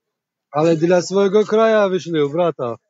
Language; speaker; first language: Polish; non-native, learner; Tajik